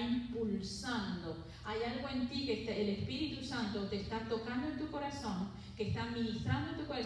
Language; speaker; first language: Spanish; early bilingual, heritage; Spanish